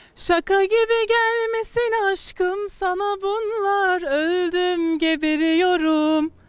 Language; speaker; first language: Turkish; early bilingual, heritage; Turkish